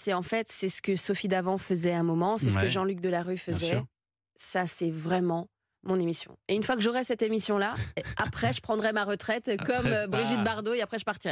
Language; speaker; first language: French; native; French